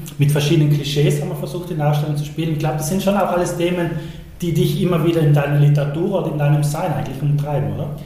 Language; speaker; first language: German; native; German